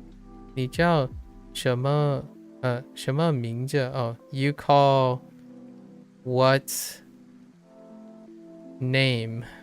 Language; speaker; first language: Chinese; non-native, learner; English